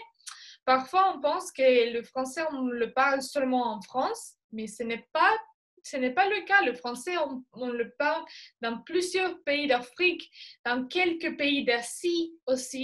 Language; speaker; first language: French; non-native, fluent; Spanish